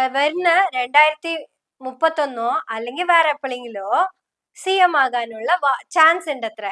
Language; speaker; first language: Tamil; non-native, local second language; Malayalam